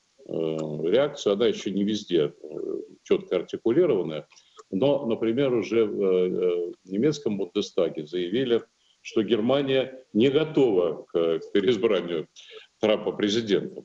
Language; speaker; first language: Russian; native; Russian